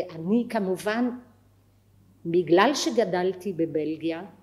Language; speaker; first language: Hebrew; non-native, fluent; French